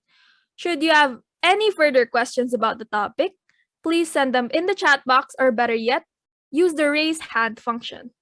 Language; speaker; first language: English; non-native, local second language; Filipino